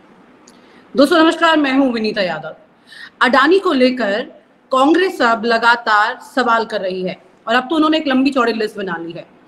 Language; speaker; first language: Hindi; native; Hindi